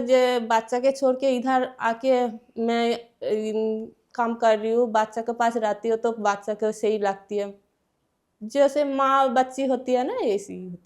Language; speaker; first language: Hindi; non-native, local second language; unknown